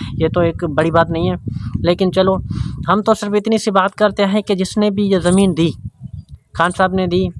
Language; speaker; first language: Urdu; non-native, local second language; Sindhi